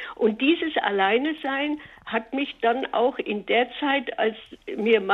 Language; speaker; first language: German; native; German